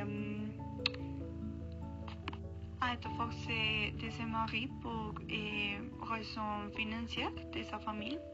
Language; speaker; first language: French; non-native, learner; Spanish